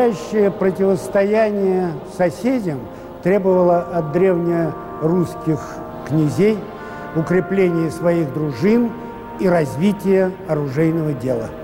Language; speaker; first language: Russian; native; Russian